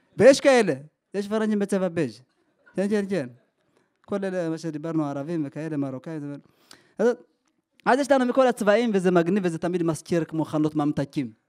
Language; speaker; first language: Hebrew; early bilingual, other home language; Amharic